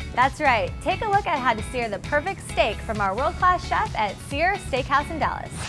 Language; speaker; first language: English; native; English